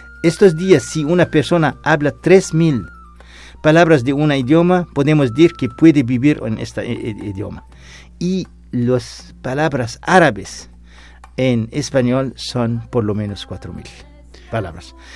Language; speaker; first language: Spanish; non-native, fluent; Arabic